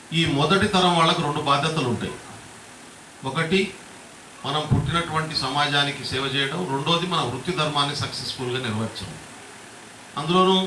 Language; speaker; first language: Telugu; non-native, local second language; Lambadi